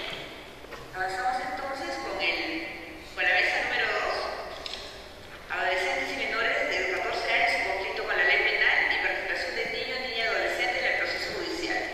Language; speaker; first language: Spanish; native; Spanish